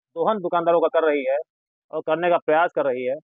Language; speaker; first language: Hindi; native; Hindi